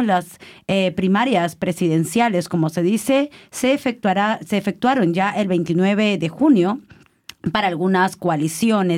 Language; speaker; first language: Spanish; native; Spanish